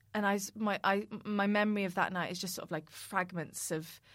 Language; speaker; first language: English; native; English